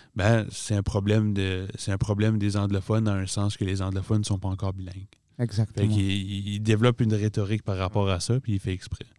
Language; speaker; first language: French; native; French